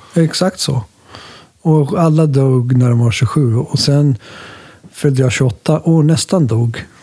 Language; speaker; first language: Swedish; early bilingual, other home language; Finnish